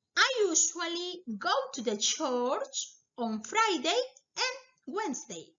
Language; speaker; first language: English; non-native, fluent; Spanish